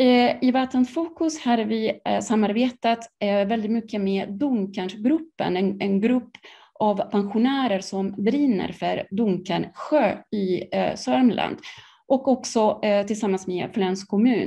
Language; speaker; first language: Swedish; non-native, fluent; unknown